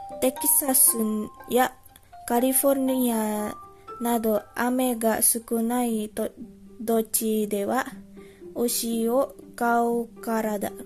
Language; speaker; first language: Japanese; non-native, learner; Indonesian